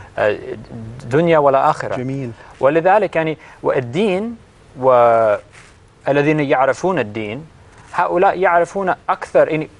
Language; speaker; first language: Arabic; non-native, fluent; English